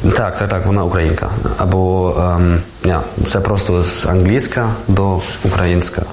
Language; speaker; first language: Ukrainian; non-native, learner; German